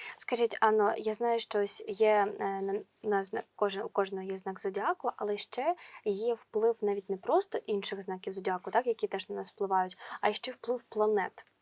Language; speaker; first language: Ukrainian; native; Ukrainian